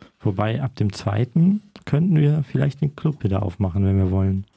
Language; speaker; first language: German; native; German